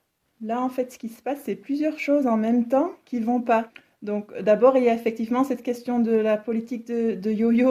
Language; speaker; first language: French; non-native, fluent; Dutch